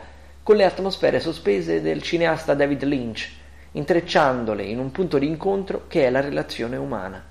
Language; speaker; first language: Italian; native; Italian